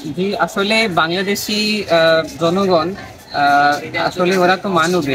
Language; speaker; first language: Bangla; non-native, fluent; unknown